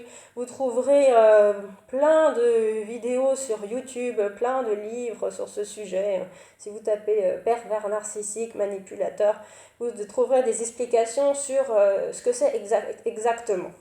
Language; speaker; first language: French; native; French